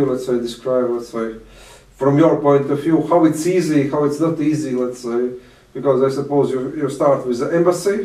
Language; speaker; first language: English; non-native, fluent; Latvian